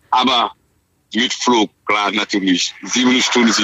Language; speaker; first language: German; non-native, fluent; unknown